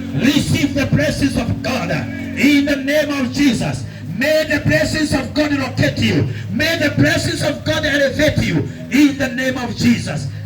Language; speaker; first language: English; non-native, local second language; Swahili